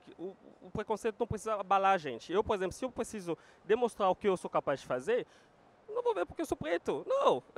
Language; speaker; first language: Portuguese; non-native, fluent; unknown